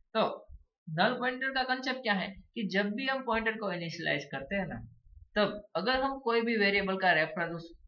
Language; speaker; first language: Hindi; non-native, local second language; Gujarati